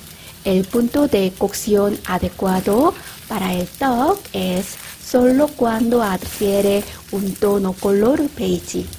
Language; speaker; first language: Spanish; non-native, fluent; Korean